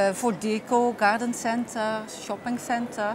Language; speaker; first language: German; non-native, learner; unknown